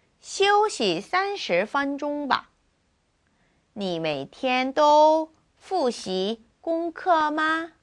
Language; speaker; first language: Chinese; non-native, fluent; Korean